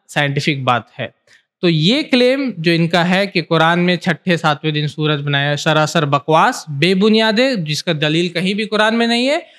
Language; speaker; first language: Hindi; native; Hindi